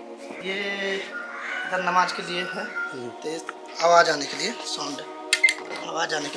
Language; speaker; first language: Hindi; non-native, local second language; Malayalam